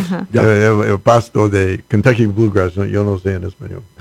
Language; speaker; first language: Spanish; non-native, learner; English